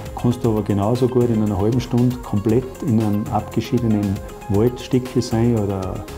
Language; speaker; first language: German; native; German